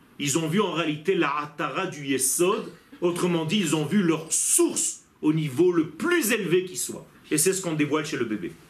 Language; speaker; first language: French; non-native, fluent; Hebrew